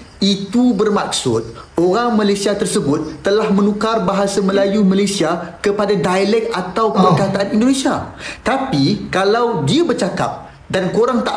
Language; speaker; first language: Malay; native; Malay